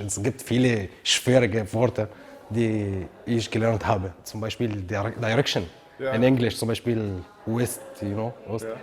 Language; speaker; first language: German; non-native, learner; Arabic